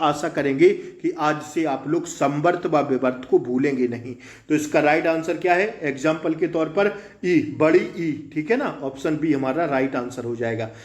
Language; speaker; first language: Hindi; native; Hindi